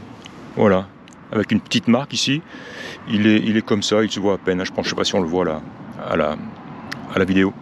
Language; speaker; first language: French; native; French